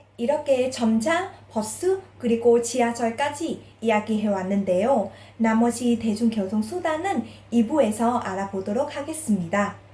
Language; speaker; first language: Korean; non-native, fluent; Vietnamese